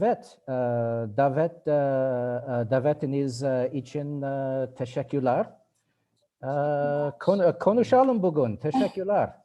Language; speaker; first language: Turkish; non-native, learner; English